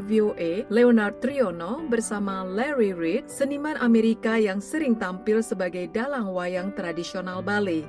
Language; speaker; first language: Indonesian; native; Indonesian